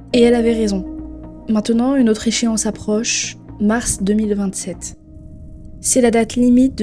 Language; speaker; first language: French; native; French